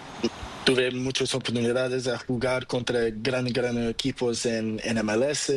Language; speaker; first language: Spanish; non-native, learner; Portuguese